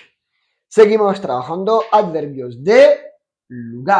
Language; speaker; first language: Spanish; non-native, fluent; French